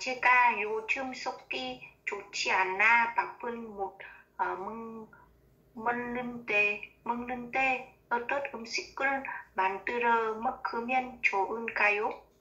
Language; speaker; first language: Korean; non-native, learner; Vietnamese